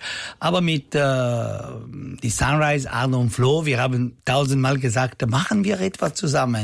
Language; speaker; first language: German; non-native, local second language; Italian